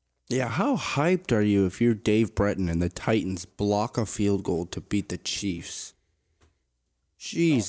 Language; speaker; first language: English; native; English